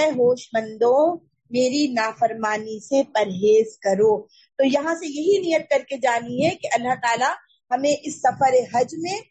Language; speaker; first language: Urdu; native; Urdu